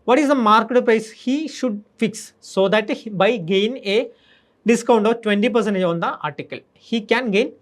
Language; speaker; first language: English; non-native, local second language; Malayalam